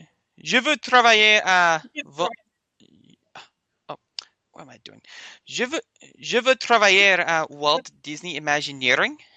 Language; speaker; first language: French; non-native, learner; English